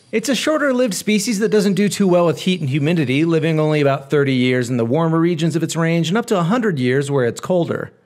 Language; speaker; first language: English; native; English